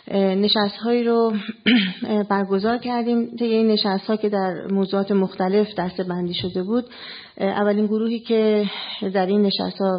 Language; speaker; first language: Persian; native; Persian